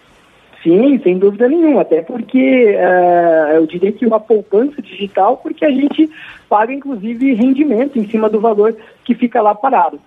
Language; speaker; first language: Portuguese; native; Portuguese